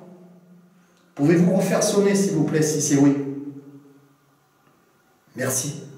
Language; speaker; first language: French; native; French